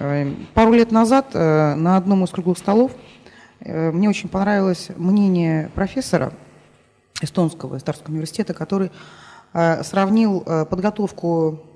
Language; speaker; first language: Russian; native; Russian